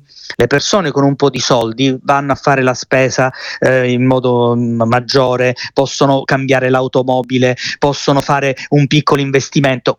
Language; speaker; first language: Italian; native; Italian